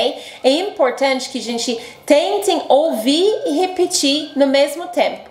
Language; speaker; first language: Portuguese; non-native, fluent; English